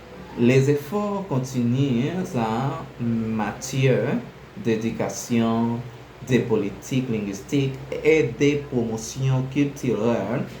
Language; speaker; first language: French; non-native, learner; Spanish